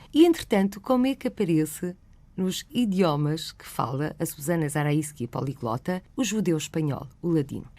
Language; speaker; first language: Portuguese; native; Portuguese